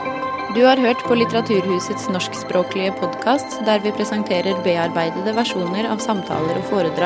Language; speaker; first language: Norwegian; native; Norwegian